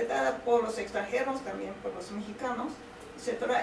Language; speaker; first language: Spanish; non-native, fluent; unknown